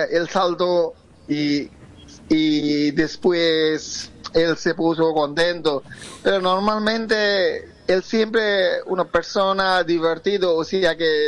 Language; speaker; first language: Spanish; non-native, fluent; Bangla